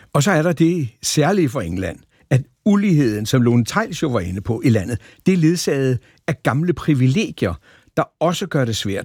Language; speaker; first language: Danish; native; Danish